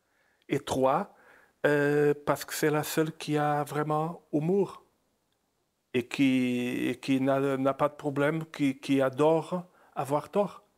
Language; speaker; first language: French; non-native, fluent; Portuguese